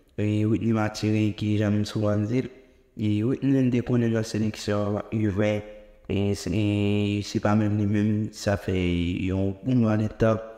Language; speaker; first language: French; non-native, local second language; Haitian Creole